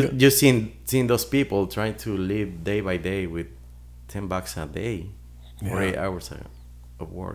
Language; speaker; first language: English; non-native, fluent; Spanish